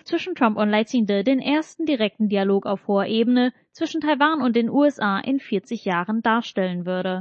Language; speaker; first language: German; native; German